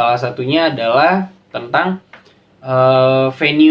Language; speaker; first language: Indonesian; native; Indonesian